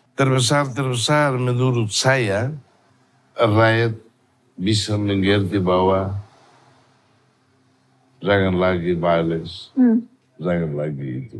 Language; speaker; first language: Indonesian; non-native, learner; Tetum